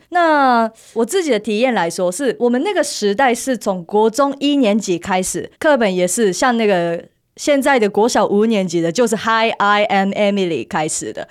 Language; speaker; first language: Chinese; non-native, fluent; Japanese